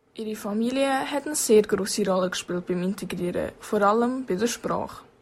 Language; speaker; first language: German; native; German